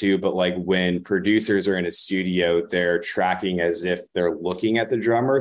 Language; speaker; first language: English; native; English